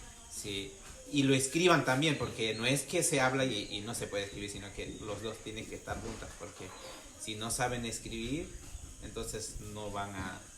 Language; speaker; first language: Spanish; non-native, local second language; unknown